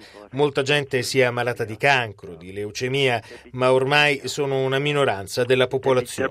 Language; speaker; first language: Italian; non-native, fluent; English